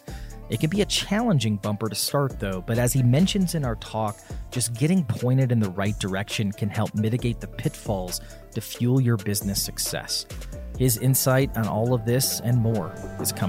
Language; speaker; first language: English; native; English